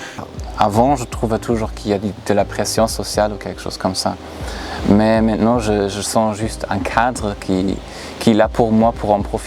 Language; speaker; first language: French; non-native, fluent; German